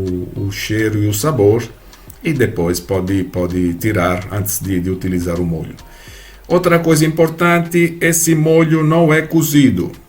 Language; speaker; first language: Portuguese; non-native, fluent; Italian